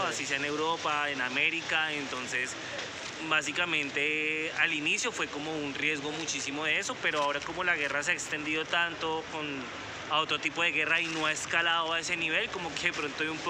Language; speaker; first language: Spanish; native; Spanish